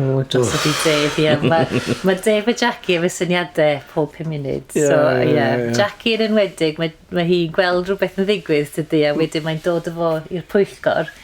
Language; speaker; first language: Welsh; native; Welsh